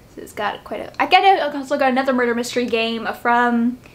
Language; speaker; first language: English; native; English